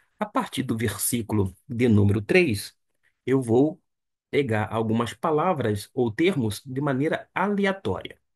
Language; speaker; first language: Portuguese; native; Portuguese